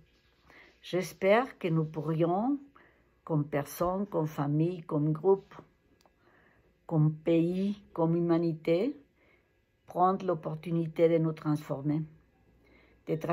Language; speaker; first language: French; non-native, fluent; Spanish